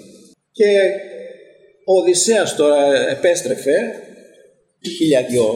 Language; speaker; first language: Greek; native; Greek